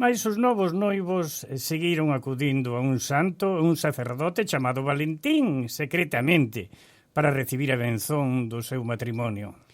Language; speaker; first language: Galician; early bilingual, heritage; Galician